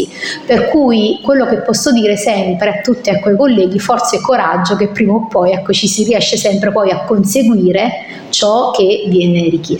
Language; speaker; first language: Italian; native; Italian